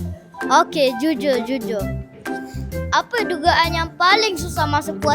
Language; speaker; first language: Malay; native; Malay